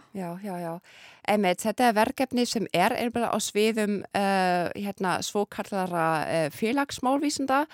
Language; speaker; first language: Icelandic; non-native, fluent; German